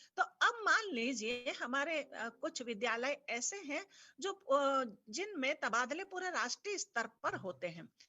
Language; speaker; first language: Hindi; native; Hindi